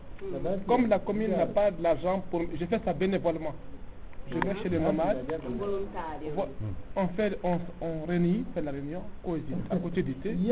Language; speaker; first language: French; non-native, local second language; Tamasheq